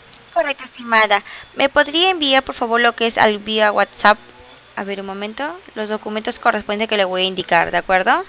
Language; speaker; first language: Spanish; native; Spanish